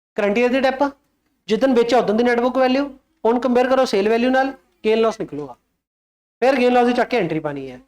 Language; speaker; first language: Hindi; non-native, local second language; Punjabi